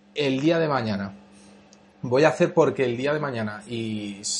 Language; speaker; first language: Spanish; native; Spanish